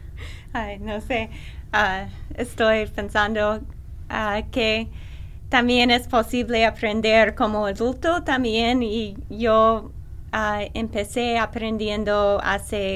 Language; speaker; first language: Spanish; non-native, learner; English